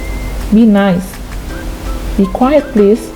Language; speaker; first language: English; non-native, fluent; Indonesian